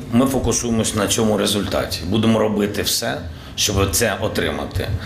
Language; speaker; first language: Ukrainian; non-native, local second language; Russian